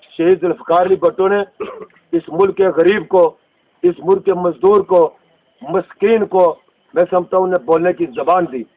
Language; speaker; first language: Urdu; non-native, local second language; Pahari-Potwari